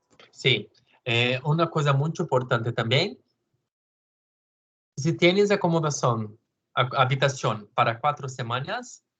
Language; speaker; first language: Spanish; non-native, learner; Portuguese